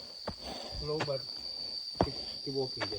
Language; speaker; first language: English; non-native, learner; Indonesian